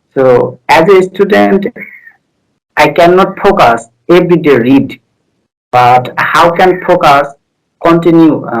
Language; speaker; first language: English; non-native, learner; Bangla